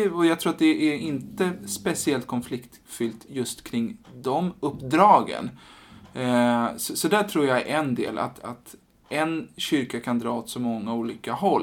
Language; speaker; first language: Swedish; native; Swedish